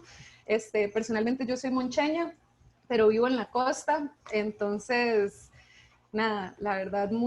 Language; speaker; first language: Spanish; native; Spanish